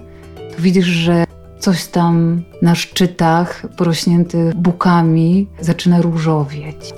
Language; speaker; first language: Polish; native; Polish